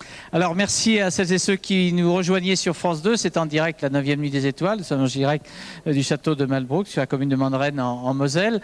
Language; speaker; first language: French; native; French